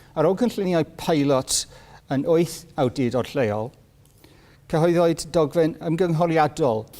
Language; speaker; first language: Welsh; non-native, learner; English